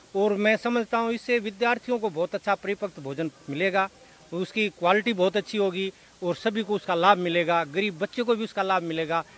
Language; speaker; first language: Hindi; native; Hindi